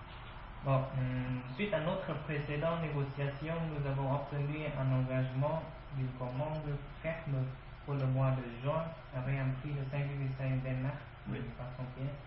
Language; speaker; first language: French; non-native, learner; Vietnamese